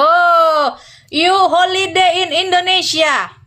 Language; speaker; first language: English; non-native, learner; Indonesian